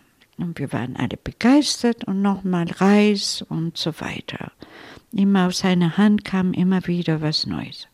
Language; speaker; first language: German; non-native, fluent; Italian